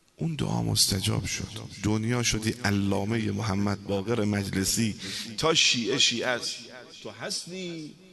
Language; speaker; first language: Persian; non-native, local second language; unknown